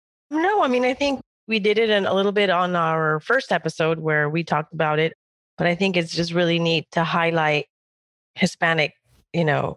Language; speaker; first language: English; early bilingual, other home language; Spanish